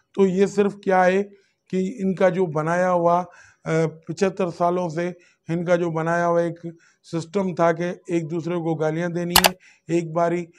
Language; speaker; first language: Urdu; non-native, local second language; Sindhi